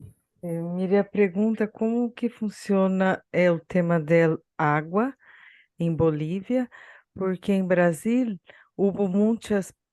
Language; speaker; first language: Portuguese; non-native, learner; Spanish